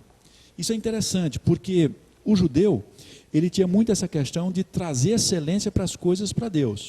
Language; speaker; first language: Portuguese; native; Portuguese